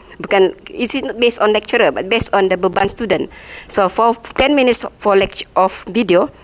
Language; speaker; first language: English; non-native, local second language; Malay